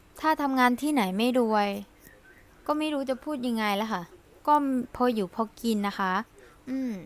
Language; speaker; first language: Thai; early bilingual, other home language; Lao